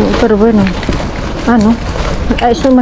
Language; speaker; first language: Spanish; non-native, learner; Filipino